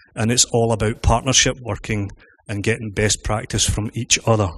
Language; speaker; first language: English; native; English